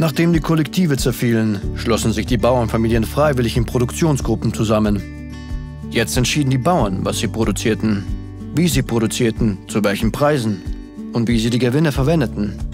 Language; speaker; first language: German; native; German